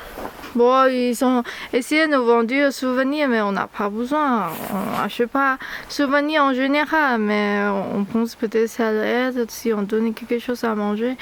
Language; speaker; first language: French; non-native, learner; Chinese